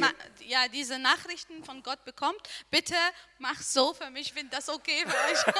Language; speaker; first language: German; non-native, learner; Arabic